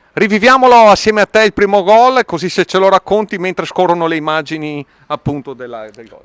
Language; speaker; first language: Italian; native; Italian